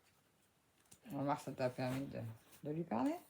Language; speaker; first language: French; native; French